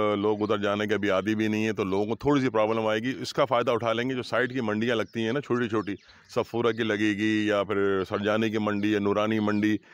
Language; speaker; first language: Urdu; native; Urdu